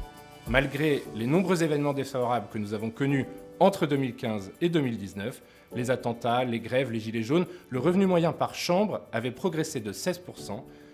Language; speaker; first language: French; native; French